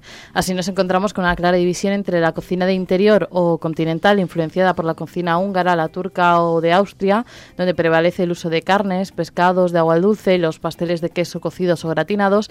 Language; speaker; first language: Spanish; native; Spanish